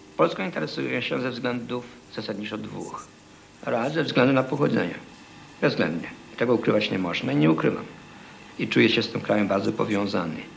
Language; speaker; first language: Polish; early bilingual, heritage; Polish